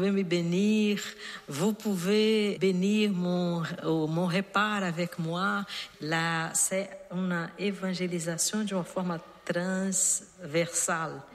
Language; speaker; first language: French; non-native, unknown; Portuguese